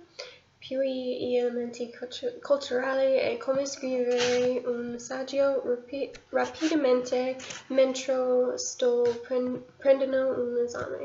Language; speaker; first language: Italian; non-native, learner; English